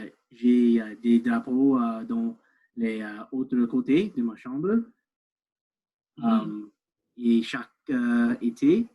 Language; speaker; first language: French; non-native, learner; English